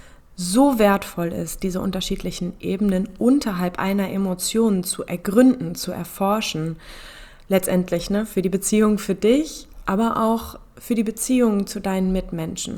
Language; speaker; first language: German; native; German